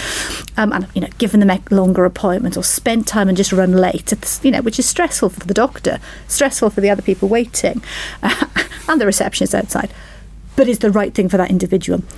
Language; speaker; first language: English; native; English